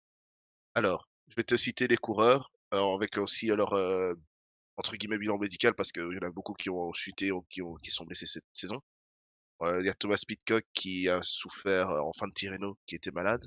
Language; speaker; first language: French; native; French